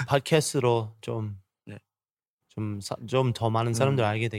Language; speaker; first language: Korean; early bilingual, heritage; Korean